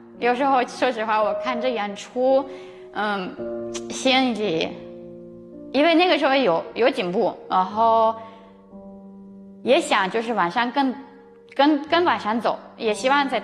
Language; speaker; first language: Chinese; non-native, fluent; Ukrainian